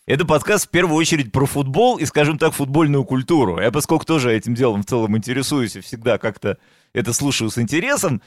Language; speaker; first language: Russian; native; Russian